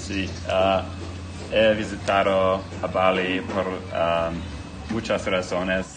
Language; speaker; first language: Spanish; non-native, learner; English